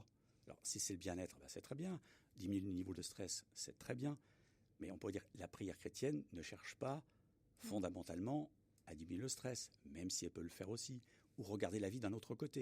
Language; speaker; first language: French; native; French